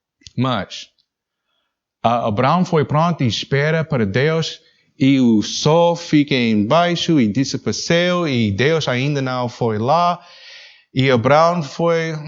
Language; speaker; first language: Portuguese; non-native, learner; English